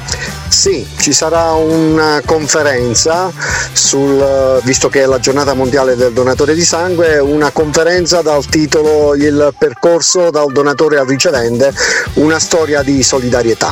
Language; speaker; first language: Italian; native; Italian